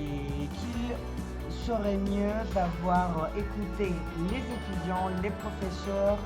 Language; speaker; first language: French; non-native, fluent; Spanish